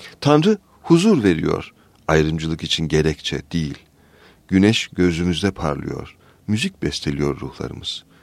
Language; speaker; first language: Turkish; native; Turkish